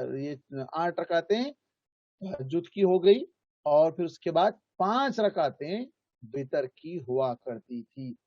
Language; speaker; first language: Urdu; native; Urdu